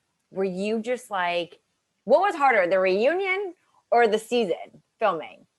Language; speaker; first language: English; native; English